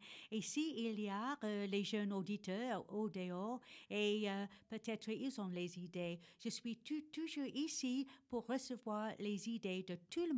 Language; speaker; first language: French; non-native, learner; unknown